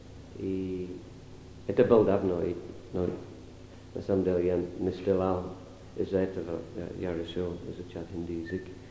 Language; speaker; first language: Russian; non-native, fluent; English